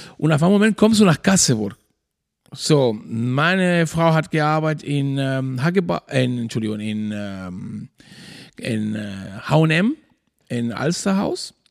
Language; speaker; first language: German; non-native, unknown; Spanish